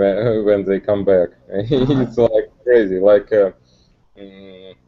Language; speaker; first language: English; non-native, learner; Russian